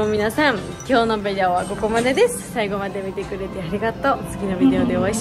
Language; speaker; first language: Japanese; non-native, learner; Georgian